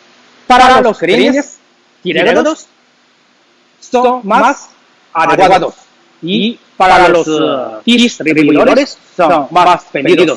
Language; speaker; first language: Spanish; non-native, learner; Chinese